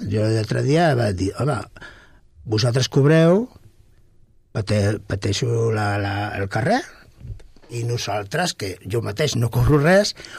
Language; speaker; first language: Catalan; non-native, local second language; Spanish